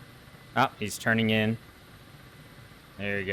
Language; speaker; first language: English; native; English